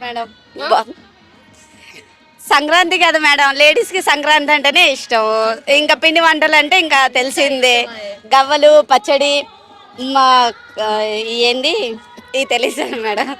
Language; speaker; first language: Telugu; native; Telugu